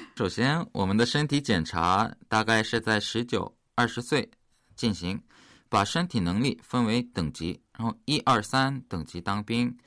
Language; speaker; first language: Chinese; early bilingual, other home language; Korean